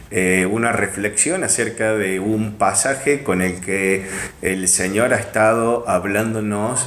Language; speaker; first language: Spanish; native; Spanish